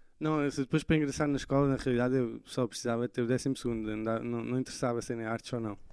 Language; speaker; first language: Portuguese; early bilingual, other home language; French